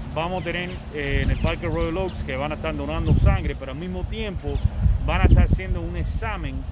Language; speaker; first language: Spanish; early bilingual, heritage; Spanish